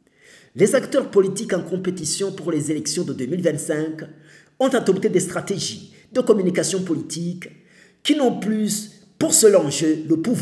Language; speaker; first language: French; non-native, local second language; Rundi